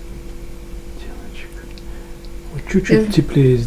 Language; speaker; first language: Russian; native; Russian